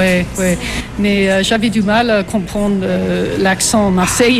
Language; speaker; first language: French; non-native, fluent; English